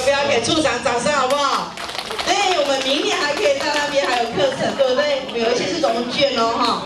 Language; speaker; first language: Chinese; native; Chinese